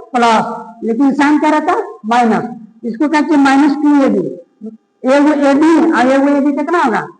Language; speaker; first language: Hindi; native; Hindi